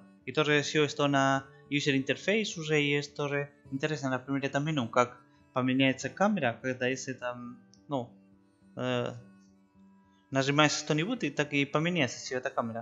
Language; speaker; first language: Russian; non-native, learner; Spanish